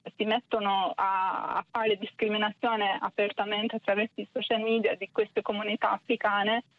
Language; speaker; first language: Italian; non-native, fluent; Albanian